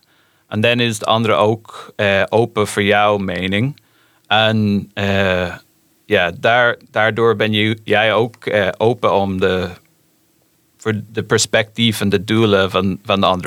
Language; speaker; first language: Dutch; non-native, fluent; English